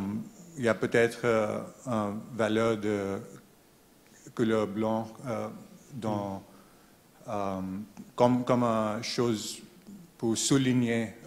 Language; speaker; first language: French; non-native, learner; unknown